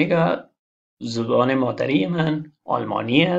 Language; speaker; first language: Persian; native; Persian